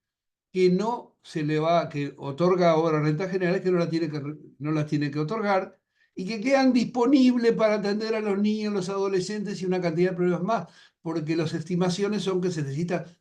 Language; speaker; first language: Spanish; native; Spanish